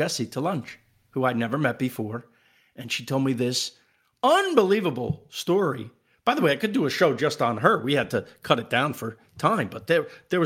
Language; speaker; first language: English; native; English